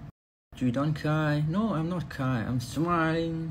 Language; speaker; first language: English; non-native, learner; Thai